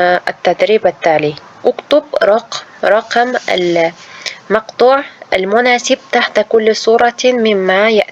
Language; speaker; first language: Arabic; non-native, fluent; Uzbek